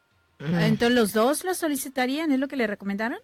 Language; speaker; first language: Spanish; native; Spanish